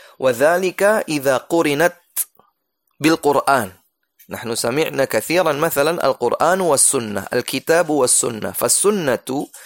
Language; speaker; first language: Arabic; non-native, fluent; Indonesian